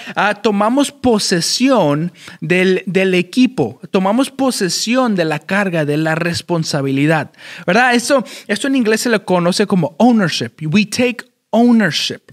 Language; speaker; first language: Spanish; early bilingual, heritage; Spanish